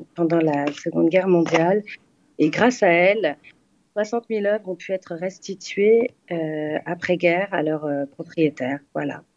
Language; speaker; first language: French; native; French